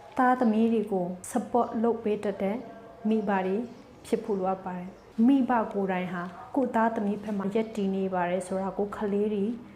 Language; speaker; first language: Burmese; non-native, local second language; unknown